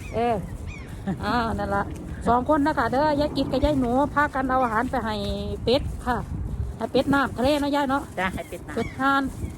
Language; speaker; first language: Thai; native; Thai